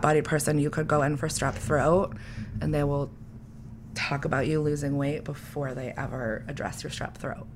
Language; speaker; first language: English; native; English